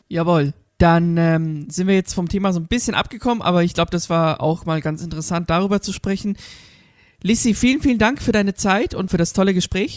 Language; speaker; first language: German; native; German